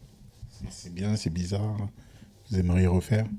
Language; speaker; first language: French; native; French